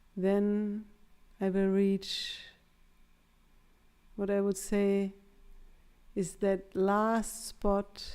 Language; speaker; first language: English; non-native, fluent; German